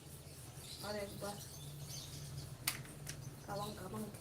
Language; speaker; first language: Hindi; non-native, local second language; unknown